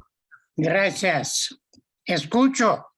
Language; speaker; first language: Spanish; non-native, learner; Russian